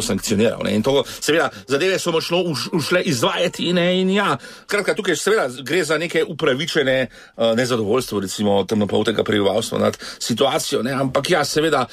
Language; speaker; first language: Slovenian; native; Slovenian